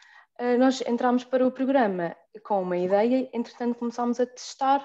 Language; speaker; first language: Portuguese; native; Portuguese